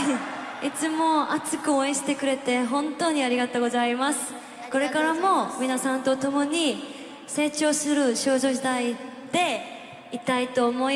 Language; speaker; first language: Japanese; non-native, fluent; Korean